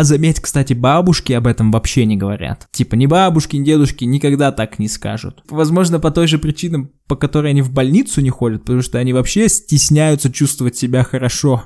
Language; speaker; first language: Russian; native; Russian